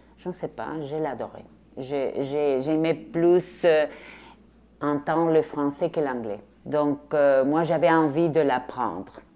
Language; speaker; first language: French; non-native, fluent; Spanish